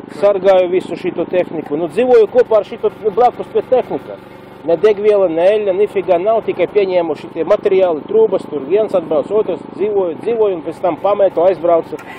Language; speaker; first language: Latvian; non-native, local second language; Russian